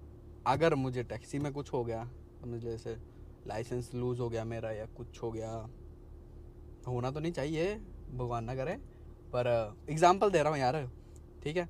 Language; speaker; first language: Hindi; native; Hindi